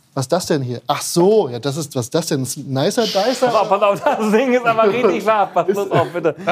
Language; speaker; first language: German; native; German